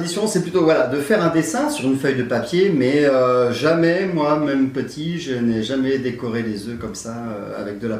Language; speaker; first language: French; native; French